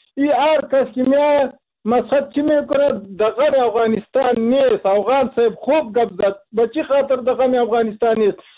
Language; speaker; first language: Persian; non-native, local second language; Pashto